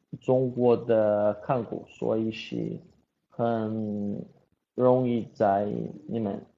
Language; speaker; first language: Chinese; non-native, learner; Portuguese